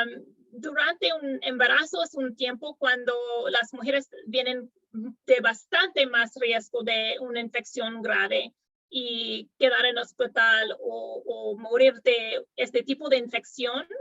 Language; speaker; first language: Spanish; non-native, fluent; English